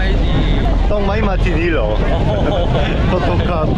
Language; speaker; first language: Thai; non-native, learner; Korean